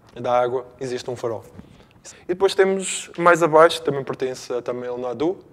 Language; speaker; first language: Portuguese; native; Portuguese